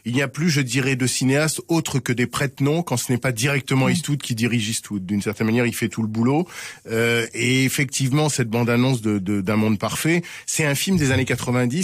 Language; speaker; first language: French; native; French